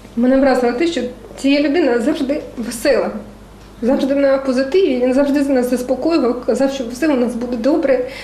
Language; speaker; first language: Ukrainian; non-native, local second language; Russian